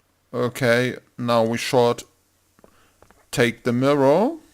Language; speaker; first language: English; non-native, learner; German